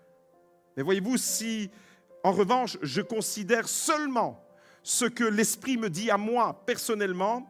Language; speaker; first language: French; native; French